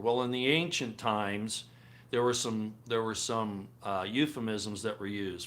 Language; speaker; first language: English; native; English